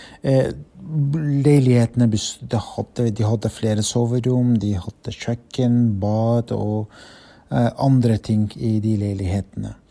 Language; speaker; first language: Norwegian; non-native, fluent; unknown